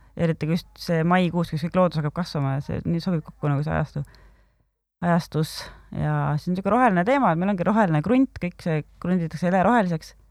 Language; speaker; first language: Estonian; native; Estonian